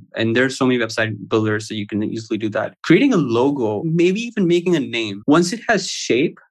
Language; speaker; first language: English; non-native, local second language; Urdu